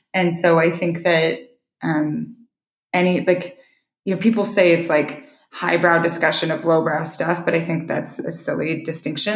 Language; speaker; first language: English; native; English